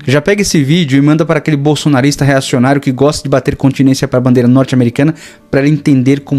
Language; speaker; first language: Portuguese; native; Portuguese